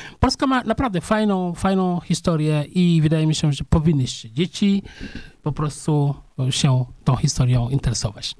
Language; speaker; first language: Polish; non-native, fluent; Serer